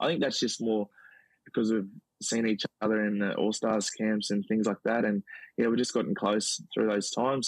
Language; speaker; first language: English; native; English